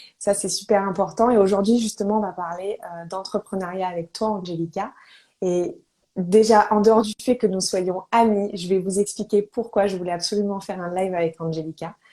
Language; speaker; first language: French; native; French